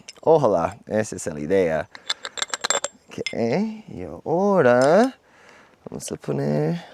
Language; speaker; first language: Spanish; non-native, fluent; English